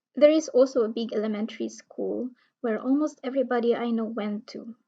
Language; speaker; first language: English; non-native, local second language; Filipino